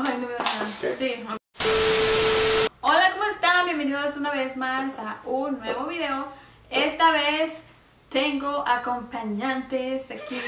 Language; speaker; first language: Spanish; native; Spanish